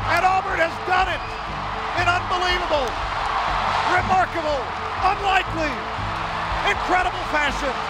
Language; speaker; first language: English; native; English